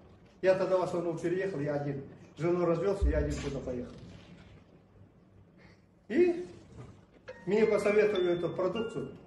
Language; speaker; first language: Russian; non-native, local second language; Kazakh